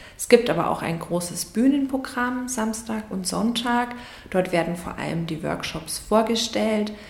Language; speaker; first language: German; native; German